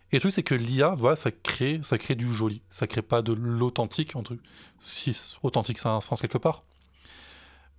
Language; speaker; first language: French; native; French